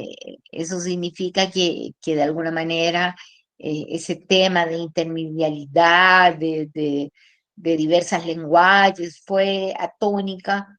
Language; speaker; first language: Portuguese; non-native, fluent; Spanish